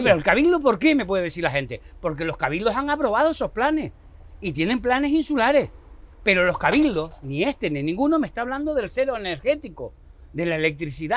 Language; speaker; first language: Spanish; native; Spanish